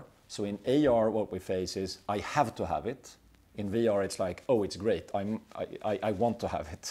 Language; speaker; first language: English; non-native, fluent; Swedish